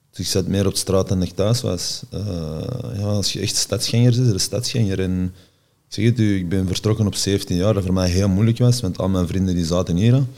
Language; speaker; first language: Dutch; native; Dutch